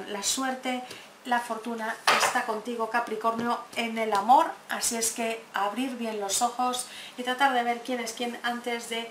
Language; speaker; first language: Spanish; native; Spanish